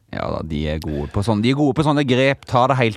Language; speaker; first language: Norwegian; native; Norwegian